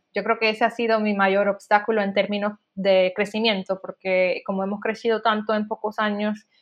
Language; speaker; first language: Spanish; native; Spanish